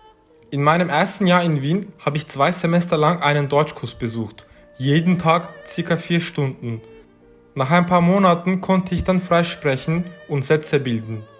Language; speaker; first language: German; non-native, fluent; Turkish